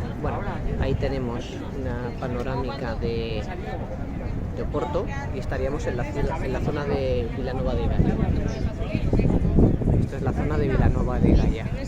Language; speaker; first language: Spanish; native; Spanish